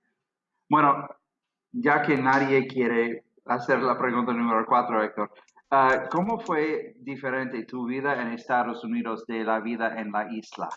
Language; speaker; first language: Spanish; non-native, fluent; English